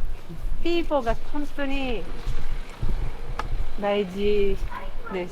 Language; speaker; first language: Japanese; non-native, fluent; Portuguese